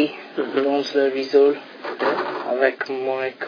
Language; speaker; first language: French; non-native, learner; English